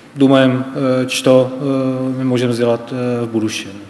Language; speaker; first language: Russian; non-native, fluent; Czech